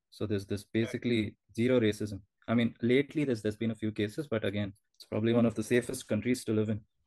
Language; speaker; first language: English; non-native, local second language; Telugu